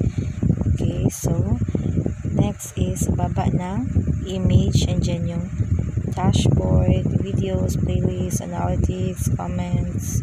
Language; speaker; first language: English; non-native, local second language; Filipino